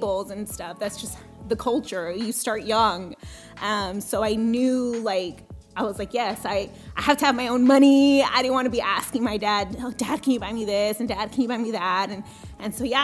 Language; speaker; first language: English; early bilingual, other home language; Spanish